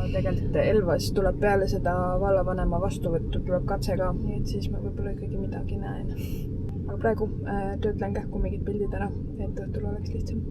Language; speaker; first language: Estonian; native; Estonian